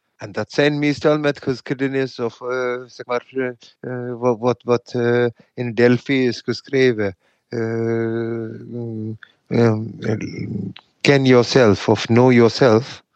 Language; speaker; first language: Dutch; non-native, fluent; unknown